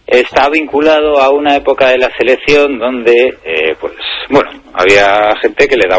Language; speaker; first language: Spanish; native; Spanish